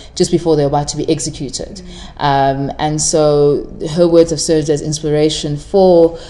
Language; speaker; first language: English; non-native, local second language; Shona